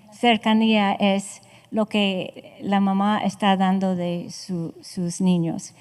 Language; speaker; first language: Spanish; non-native, fluent; English